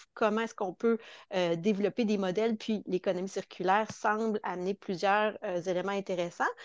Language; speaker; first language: French; native; French